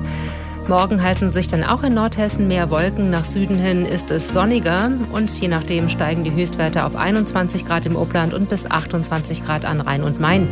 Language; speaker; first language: German; native; German